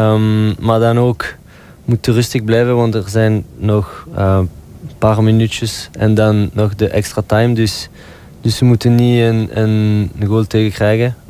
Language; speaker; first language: Dutch; non-native, local second language; French